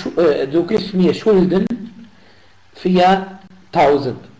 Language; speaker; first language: German; non-native, fluent; Arabic